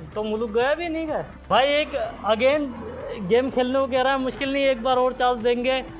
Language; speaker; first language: Hindi; native; Hindi